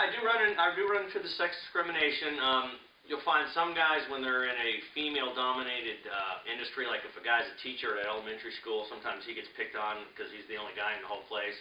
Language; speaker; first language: English; native; English